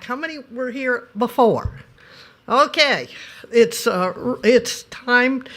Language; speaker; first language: English; native; English